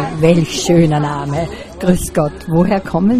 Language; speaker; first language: German; native; German